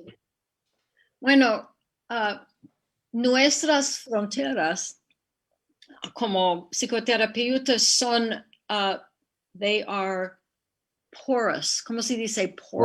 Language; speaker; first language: Spanish; non-native, fluent; English